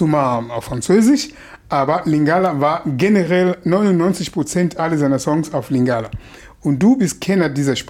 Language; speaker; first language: German; non-native, fluent; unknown